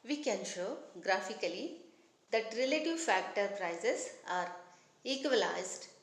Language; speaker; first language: English; non-native, local second language; Kannada